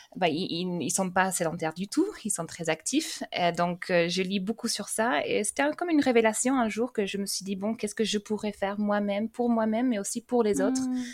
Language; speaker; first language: French; early bilingual, other home language; English